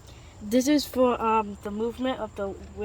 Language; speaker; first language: English; native; English